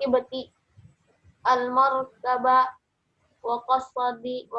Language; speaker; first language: Arabic; non-native, learner; Indonesian